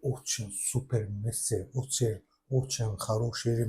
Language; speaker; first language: Russian; non-native, local second language; Azerbaijani